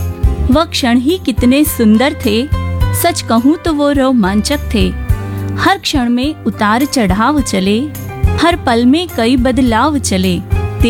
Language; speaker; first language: Hindi; native; Hindi